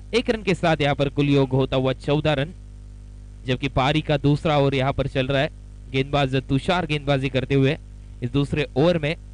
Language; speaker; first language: Hindi; non-native, local second language; Marathi